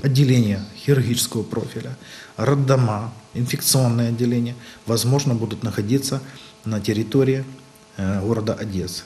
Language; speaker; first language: Russian; native; Russian